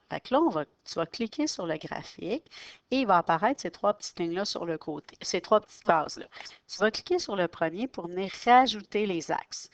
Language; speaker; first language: French; native; French